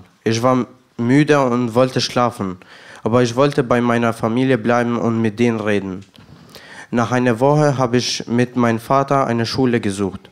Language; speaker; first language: German; non-native, learner; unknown